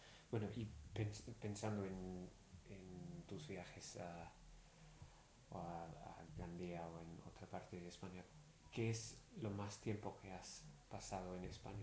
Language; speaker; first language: Spanish; non-native, fluent; English